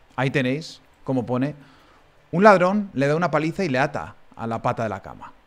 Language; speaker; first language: Spanish; native; Spanish